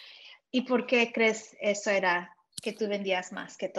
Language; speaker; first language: Spanish; early bilingual, heritage; English